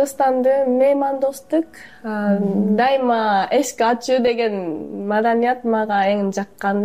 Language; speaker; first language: Kyrgyz; non-native, fluent; Japanese